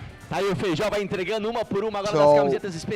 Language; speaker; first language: Portuguese; native; Portuguese